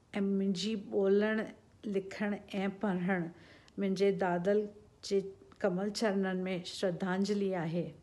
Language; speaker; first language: Sindhi; early bilingual, heritage; Sindhi